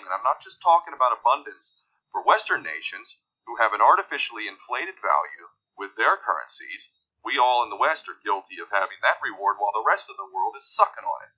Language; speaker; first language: English; native; English